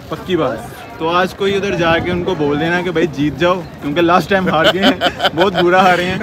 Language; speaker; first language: Urdu; non-native, local second language; Punjabi